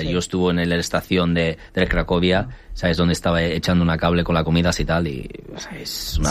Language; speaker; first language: Spanish; native; Spanish